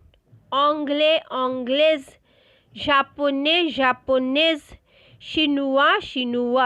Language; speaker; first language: French; non-native, fluent; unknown